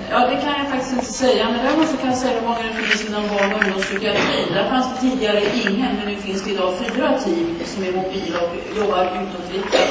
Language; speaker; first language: Swedish; native; Swedish